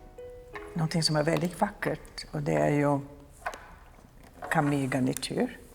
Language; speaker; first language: Swedish; non-native, fluent; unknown